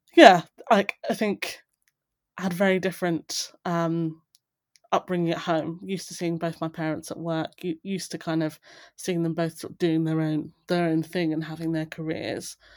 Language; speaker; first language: English; native; English